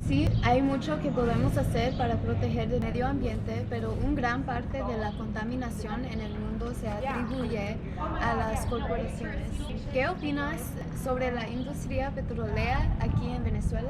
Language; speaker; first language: Spanish; non-native, learner; English